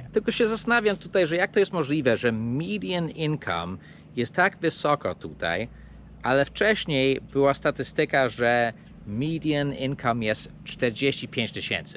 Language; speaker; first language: Polish; non-native, fluent; English